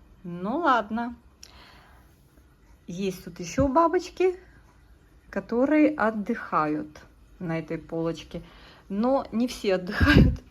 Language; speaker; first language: Russian; native; Russian